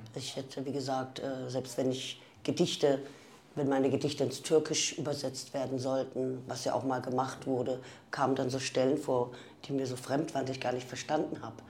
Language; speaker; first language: German; early bilingual, other home language; Turkish